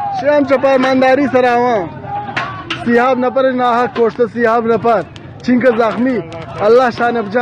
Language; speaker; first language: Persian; non-native, local second language; Baluchi